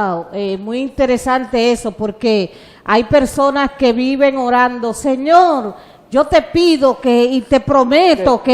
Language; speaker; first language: Spanish; native; Spanish